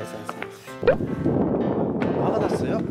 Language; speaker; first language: Korean; native; Korean